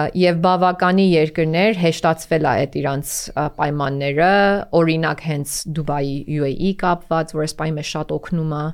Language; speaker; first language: Armenian; early bilingual, heritage; Armenian